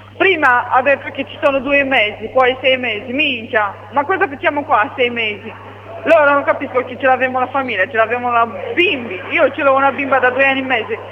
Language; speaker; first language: Italian; non-native, learner; Romanian